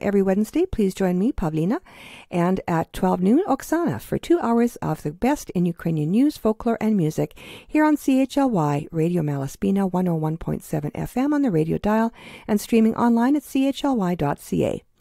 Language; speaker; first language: English; early bilingual, other home language; Ukrainian